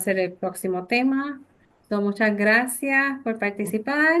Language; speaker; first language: Spanish; early bilingual, heritage; Spanish